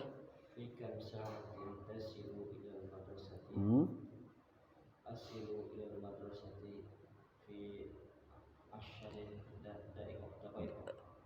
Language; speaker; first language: Arabic; non-native, learner; Indonesian